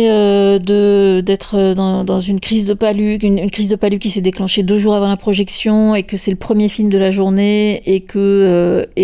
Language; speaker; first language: French; native; French